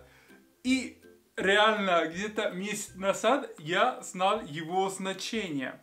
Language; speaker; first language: Russian; non-native, fluent; Spanish